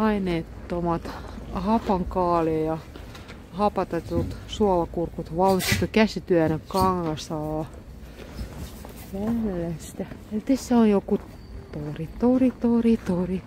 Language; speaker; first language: Finnish; non-native, fluent; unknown